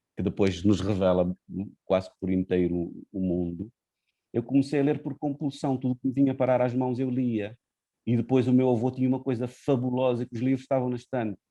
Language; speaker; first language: Portuguese; non-native, local second language; Kabuverdianu